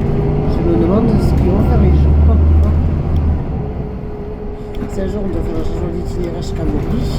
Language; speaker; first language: French; native; French